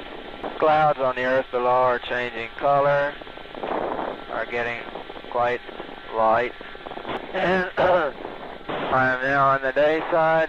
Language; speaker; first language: English; native; English